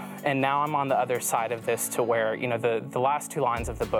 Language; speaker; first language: English; native; English